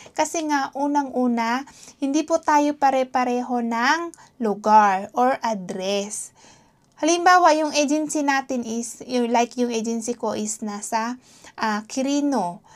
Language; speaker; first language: Filipino; non-native, local second language; Hiligaynon